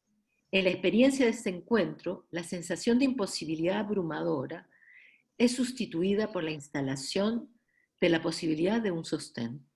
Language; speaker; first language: Spanish; native; Spanish